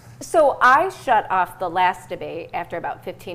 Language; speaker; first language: English; native; English